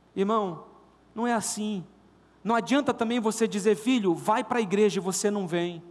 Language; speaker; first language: Portuguese; native; Portuguese